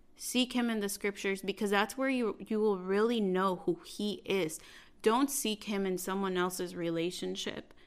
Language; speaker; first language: English; early bilingual, other home language; Spanish